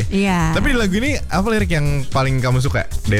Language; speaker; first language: Indonesian; native; Indonesian